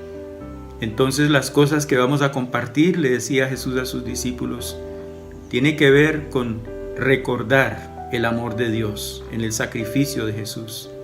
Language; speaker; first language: Spanish; native; Spanish